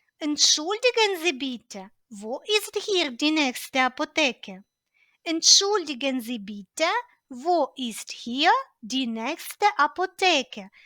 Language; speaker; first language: German; non-native, fluent; Ukrainian